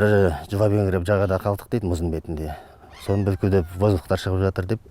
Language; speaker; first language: Kazakh; native; Kazakh